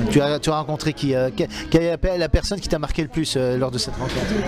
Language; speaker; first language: French; native; French